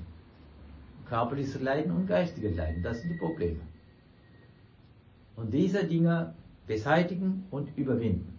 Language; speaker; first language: German; non-native, fluent; Sinhala